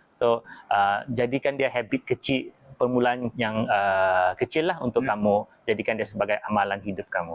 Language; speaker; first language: Malay; native; Malay